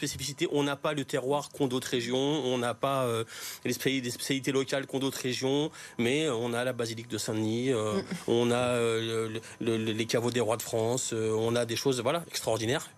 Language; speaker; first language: French; native; French